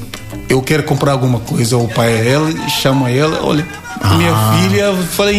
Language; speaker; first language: Portuguese; non-native, learner; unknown